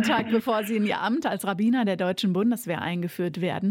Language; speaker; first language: German; native; German